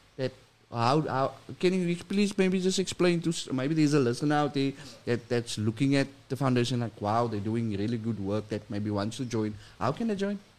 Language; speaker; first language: English; non-native, local second language; Afrikaans